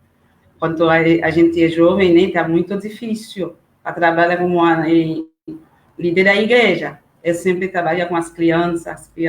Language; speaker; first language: Portuguese; non-native, learner; Haitian Creole